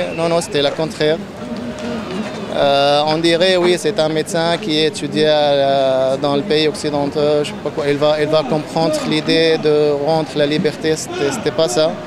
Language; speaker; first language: French; non-native, fluent; Arabic